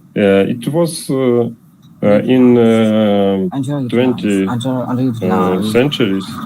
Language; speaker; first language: English; non-native, learner; Russian